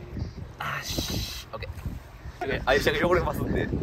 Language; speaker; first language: Japanese; native; Japanese